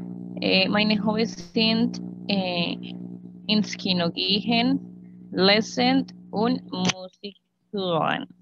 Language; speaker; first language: German; non-native, learner; Spanish